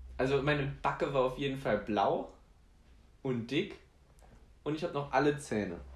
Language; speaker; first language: German; early bilingual, other home language; Polish